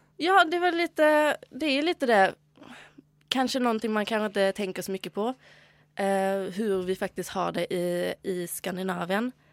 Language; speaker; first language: Swedish; native; Swedish